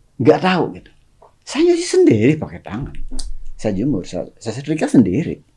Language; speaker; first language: Indonesian; non-native, local second language; Sundanese